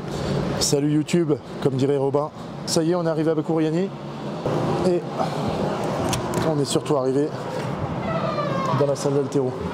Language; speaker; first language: French; native; French